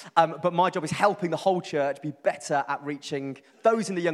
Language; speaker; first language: English; native; English